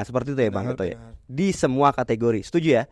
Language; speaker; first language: Indonesian; native; Indonesian